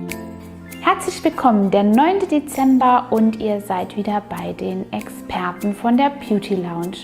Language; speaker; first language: German; native; German